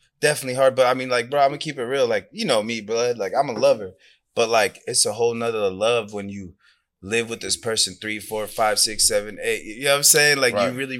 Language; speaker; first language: English; non-native, fluent; Persian